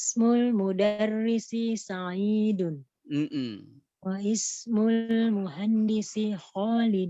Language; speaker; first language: Arabic; non-native, learner; Indonesian